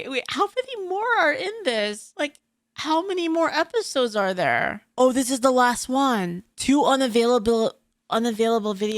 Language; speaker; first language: English; native; English